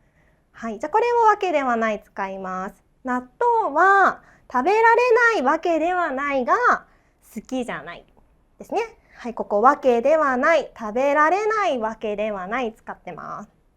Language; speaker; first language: Japanese; non-native, fluent; Chinese